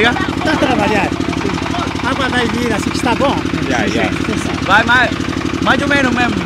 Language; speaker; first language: Portuguese; non-native, learner; Vietnamese